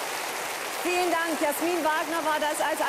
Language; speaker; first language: German; native; German